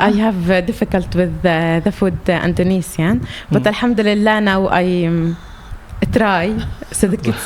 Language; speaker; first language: English; non-native, learner; Arabic